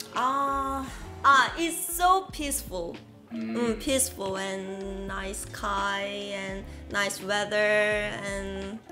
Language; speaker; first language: English; non-native, fluent; Japanese